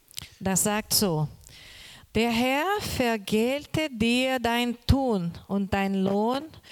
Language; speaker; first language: German; non-native, learner; Portuguese